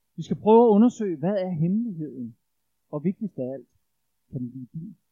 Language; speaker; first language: Danish; native; Danish